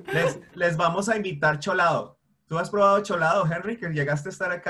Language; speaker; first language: Spanish; native; Spanish